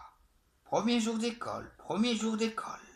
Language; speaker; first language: French; native; French